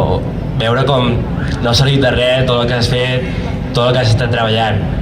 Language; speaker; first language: Catalan; early bilingual, other home language; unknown